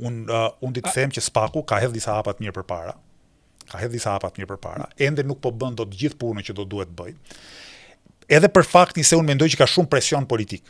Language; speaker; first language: Albanian; native; Albanian